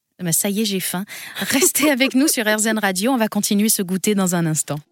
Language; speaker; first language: French; native; French